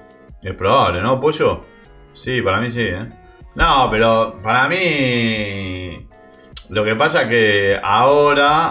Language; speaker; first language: Spanish; native; Spanish